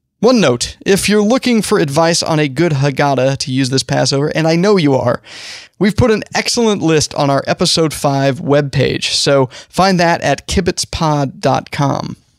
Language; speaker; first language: English; native; English